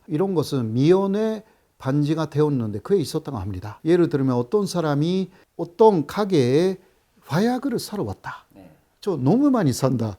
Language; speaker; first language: Korean; non-native, fluent; Japanese